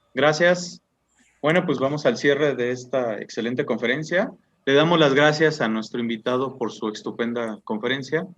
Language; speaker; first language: Spanish; native; Spanish